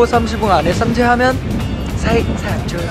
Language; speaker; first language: Korean; non-native, learner; Chinese